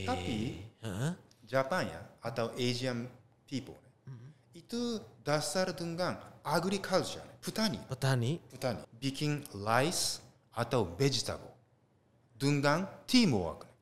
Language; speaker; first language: Indonesian; non-native, learner; Japanese